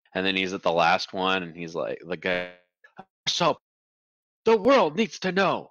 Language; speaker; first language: English; native; English